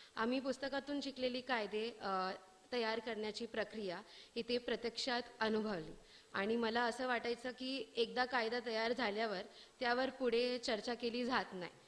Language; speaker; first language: Marathi; non-native, local second language; Tamil